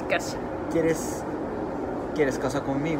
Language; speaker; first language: Spanish; non-native, learner; Japanese